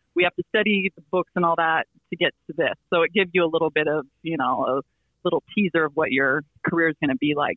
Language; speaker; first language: English; native; English